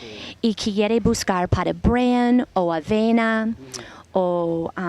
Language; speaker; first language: Spanish; non-native, learner; English